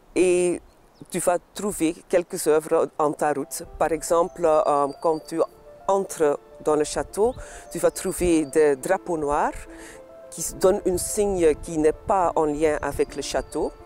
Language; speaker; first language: French; non-native, local second language; Dutch